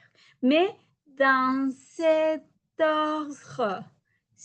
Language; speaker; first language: French; non-native, learner; Spanish